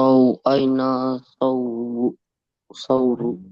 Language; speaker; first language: Arabic; non-native, learner; Indonesian